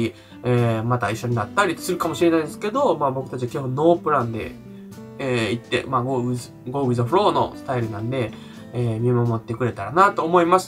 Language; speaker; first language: Japanese; native; Japanese